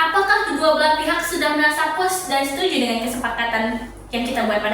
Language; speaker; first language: Indonesian; native; Indonesian